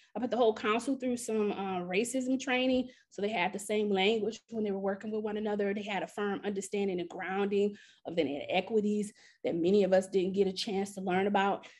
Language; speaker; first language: English; native; English